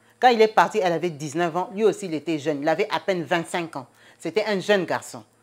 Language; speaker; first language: French; non-native, local second language; Lingala